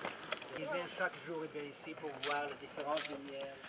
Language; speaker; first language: French; non-native, fluent; Hebrew